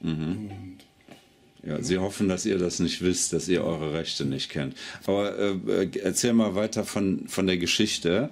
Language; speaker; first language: German; native; German